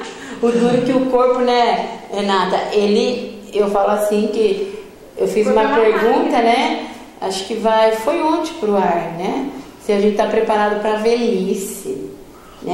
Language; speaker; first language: Portuguese; native; Portuguese